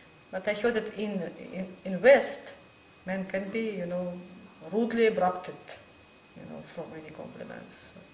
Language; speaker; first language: English; non-native, fluent; Russian